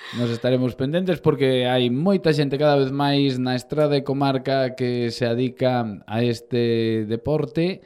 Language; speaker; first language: Galician; native; Galician